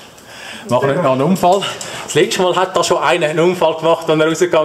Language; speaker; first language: German; native; German